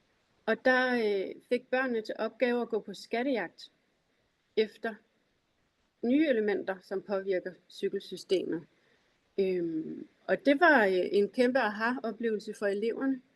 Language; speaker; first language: Danish; native; Danish